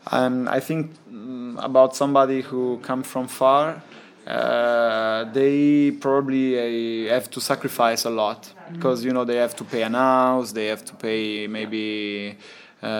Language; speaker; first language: English; non-native, learner; Italian